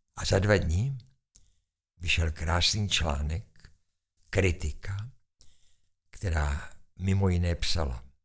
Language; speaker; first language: Czech; native; Czech